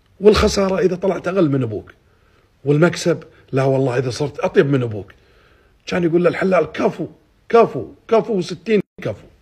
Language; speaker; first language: Arabic; native; Arabic